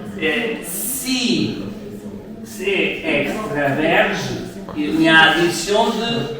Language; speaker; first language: French; non-native, learner; Portuguese